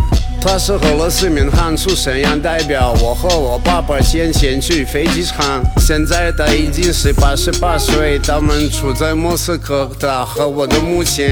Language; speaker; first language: Chinese; non-native, learner; Russian